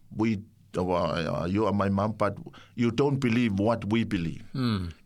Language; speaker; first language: English; non-native, fluent; Samoan